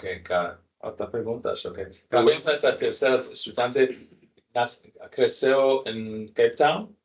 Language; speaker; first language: Portuguese; non-native, learner; Spanish